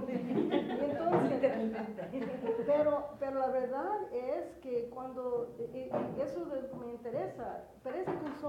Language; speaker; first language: Spanish; early bilingual, heritage; English